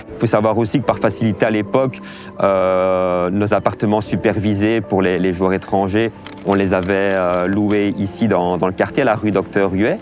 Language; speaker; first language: French; native; French